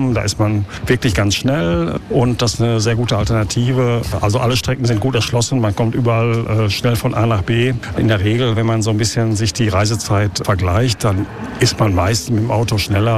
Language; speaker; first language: German; native; German